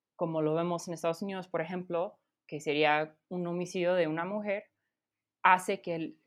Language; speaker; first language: Spanish; non-native, fluent; English